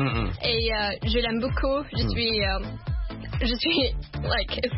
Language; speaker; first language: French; non-native, learner; Arabic